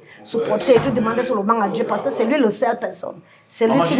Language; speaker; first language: French; non-native, learner; English